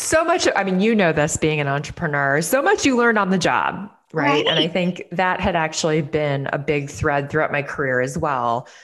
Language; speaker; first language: English; native; English